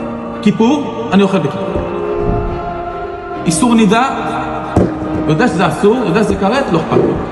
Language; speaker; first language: Hebrew; native; Hebrew